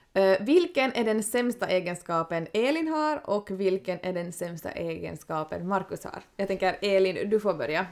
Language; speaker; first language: Swedish; native; Swedish